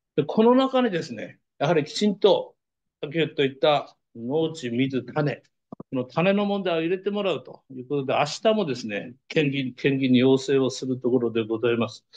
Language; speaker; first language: Japanese; native; Japanese